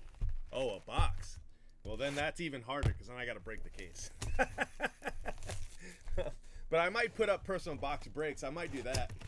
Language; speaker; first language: English; native; English